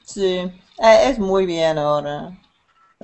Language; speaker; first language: Spanish; non-native, learner; English